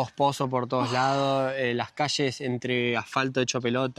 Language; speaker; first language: Spanish; native; Spanish